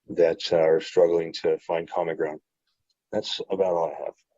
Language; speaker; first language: English; native; English